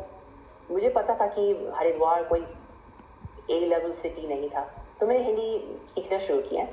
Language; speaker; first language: Hindi; non-native, fluent; English